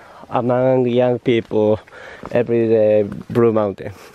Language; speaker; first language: English; non-native, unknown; Japanese